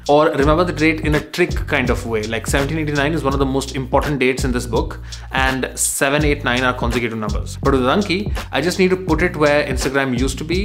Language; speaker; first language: English; non-native, local second language; Hindi